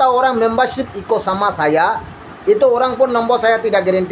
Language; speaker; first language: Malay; non-native, learner; Bangla